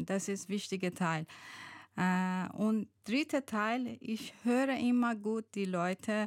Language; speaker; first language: German; non-native, learner; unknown